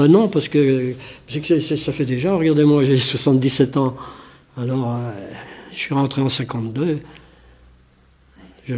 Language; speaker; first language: French; native; French